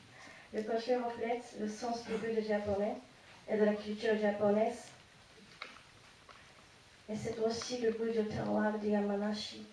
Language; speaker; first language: French; non-native, fluent; Japanese